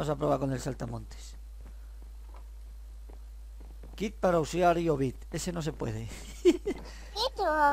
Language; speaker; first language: Spanish; native; Spanish